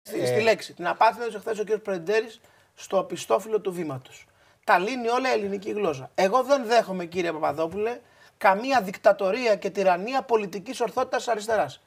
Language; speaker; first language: Greek; native; Greek